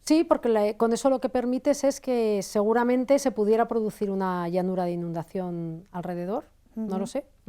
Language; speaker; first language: Spanish; native; Spanish